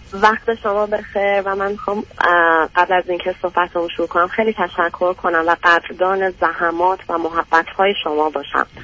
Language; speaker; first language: Persian; native; Persian